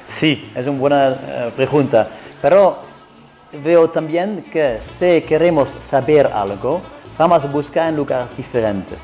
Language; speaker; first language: Spanish; non-native, fluent; Italian